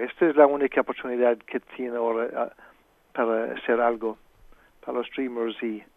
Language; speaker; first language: Spanish; non-native, fluent; English